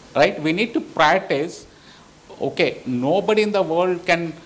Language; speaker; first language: English; non-native, local second language; Telugu